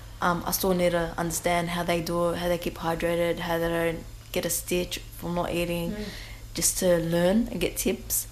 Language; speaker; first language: English; native; English